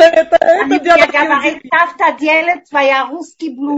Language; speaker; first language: Russian; non-native, fluent; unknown